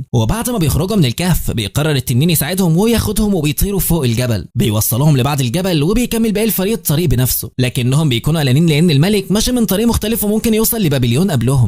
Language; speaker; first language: Arabic; native; Arabic